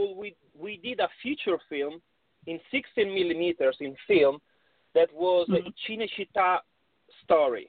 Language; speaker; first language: English; non-native, fluent; Italian